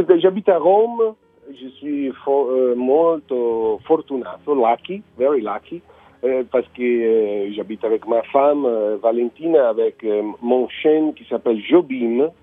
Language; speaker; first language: French; non-native, learner; Italian